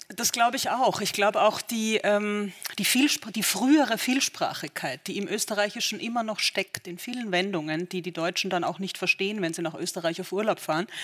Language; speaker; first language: German; native; German